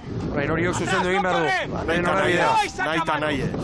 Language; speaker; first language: Basque; native; Basque